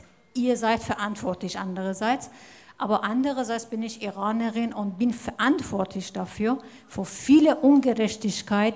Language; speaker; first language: German; non-native, fluent; Persian